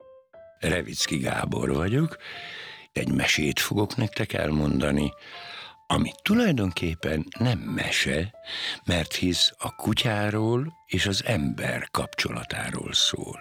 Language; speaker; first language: Hungarian; native; Hungarian